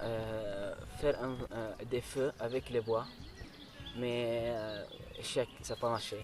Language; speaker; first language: French; non-native, learner; Arabic